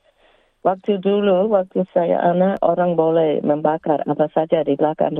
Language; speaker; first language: Indonesian; early bilingual, heritage; English